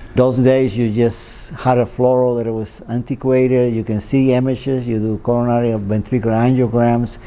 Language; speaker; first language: English; non-native, fluent; Spanish